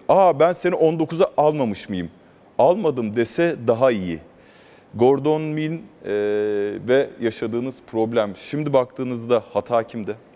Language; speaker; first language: Turkish; native; Turkish